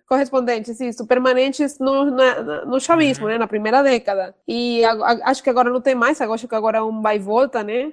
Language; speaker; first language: Portuguese; non-native, fluent; Spanish